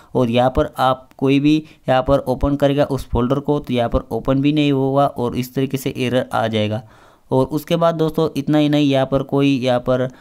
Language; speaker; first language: Hindi; non-native, local second language; Marathi